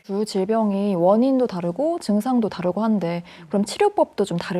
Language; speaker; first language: Korean; native; Korean